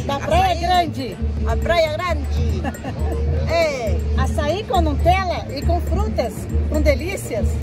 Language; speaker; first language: Portuguese; non-native, learner; Spanish